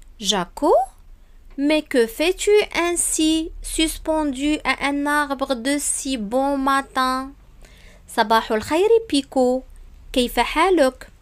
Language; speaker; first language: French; non-native, local second language; Arabic